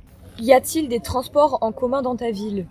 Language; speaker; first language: French; native; French